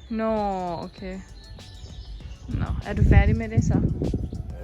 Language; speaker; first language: Danish; non-native, fluent; Thai